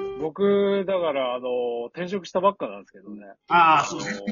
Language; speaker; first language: Japanese; native; Japanese